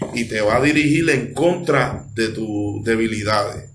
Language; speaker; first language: Spanish; early bilingual, heritage; Spanish